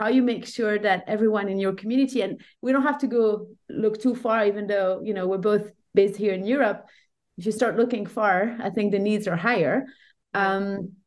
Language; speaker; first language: English; non-native, fluent; French